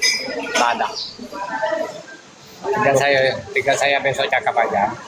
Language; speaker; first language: Indonesian; non-native, learner; Vietnamese